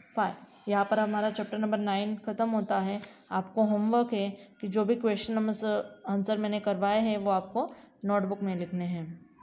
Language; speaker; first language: Hindi; non-native, local second language; Gujarati